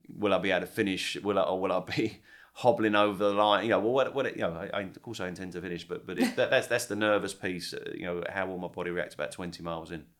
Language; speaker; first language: English; native; English